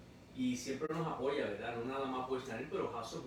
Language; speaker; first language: Spanish; native; Spanish